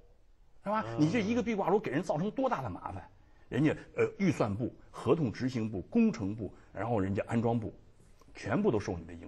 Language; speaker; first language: Chinese; native; Chinese